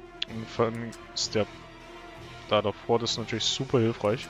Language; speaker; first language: German; native; German